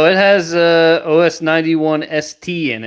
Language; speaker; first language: English; native; English